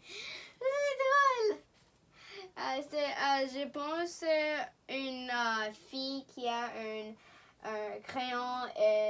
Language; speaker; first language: French; non-native, local second language; English